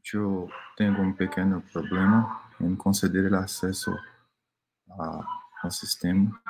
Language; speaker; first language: Spanish; non-native, fluent; Portuguese